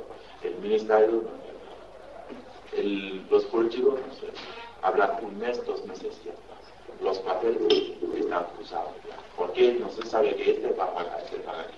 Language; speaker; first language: Spanish; non-native, learner; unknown